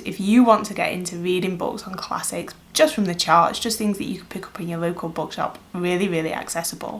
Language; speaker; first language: English; native; English